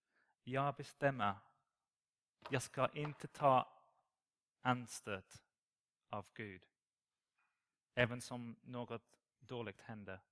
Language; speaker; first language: Swedish; non-native, learner; English